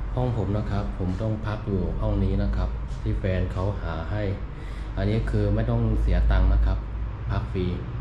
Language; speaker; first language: Thai; non-native, fluent; Chinese